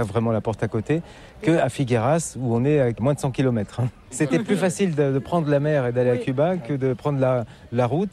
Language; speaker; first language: French; native; French